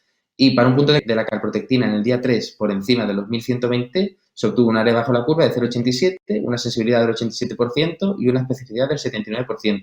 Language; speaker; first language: Spanish; native; Spanish